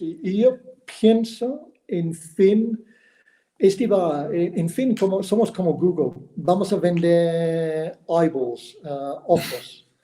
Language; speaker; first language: Spanish; non-native, fluent; English